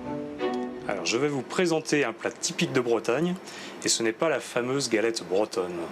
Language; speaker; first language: French; native; French